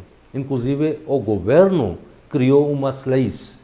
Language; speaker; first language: Portuguese; non-native, fluent; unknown